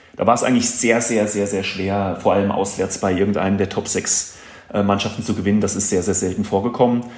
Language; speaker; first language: German; native; German